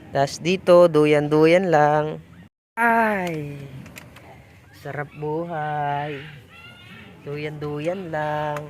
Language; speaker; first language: Filipino; native; Filipino